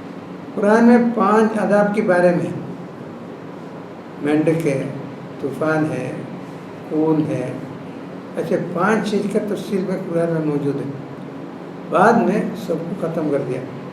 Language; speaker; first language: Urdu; non-native, local second language; Malayalam